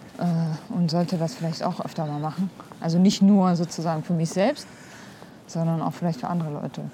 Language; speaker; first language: German; early bilingual, other home language; Kurdish